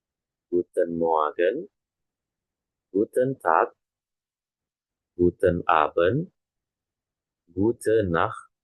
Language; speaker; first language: German; non-native, fluent; Indonesian